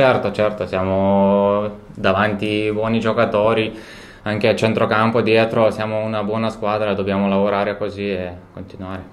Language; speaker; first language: Italian; non-native, fluent; Lithuanian